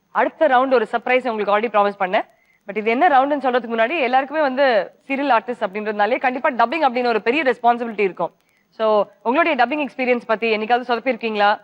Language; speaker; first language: Tamil; native; Tamil